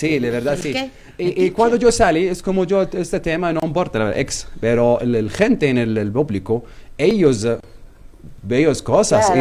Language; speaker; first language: Spanish; non-native, learner; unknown